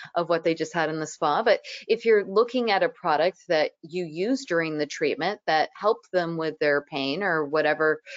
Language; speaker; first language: English; native; English